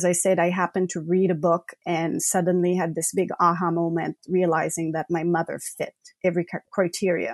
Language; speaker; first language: English; non-native, fluent; French